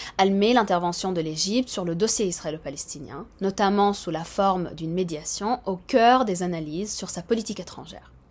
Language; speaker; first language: French; non-native, fluent; Arabic